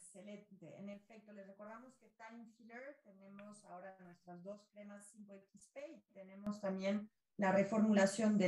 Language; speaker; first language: Spanish; native; Spanish